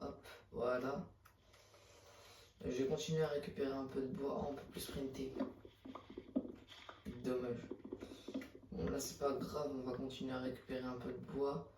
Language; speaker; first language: French; native; French